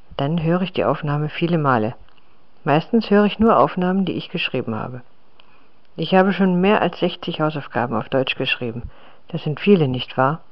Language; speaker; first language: German; non-native, fluent; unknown